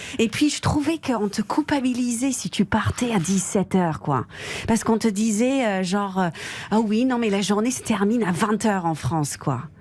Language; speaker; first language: French; non-native, fluent; Swedish